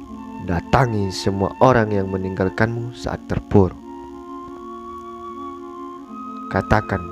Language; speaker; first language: Indonesian; native; Indonesian